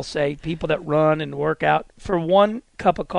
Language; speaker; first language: English; native; English